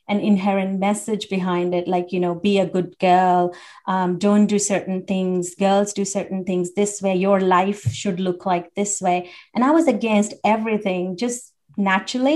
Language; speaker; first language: English; non-native, local second language; Hindi